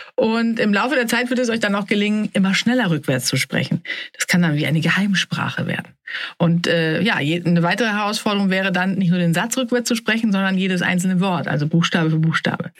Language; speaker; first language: German; native; German